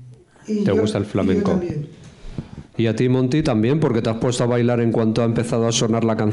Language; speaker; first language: Spanish; native; Spanish